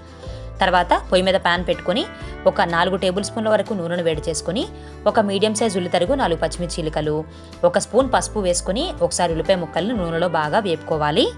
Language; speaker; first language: Telugu; native; Telugu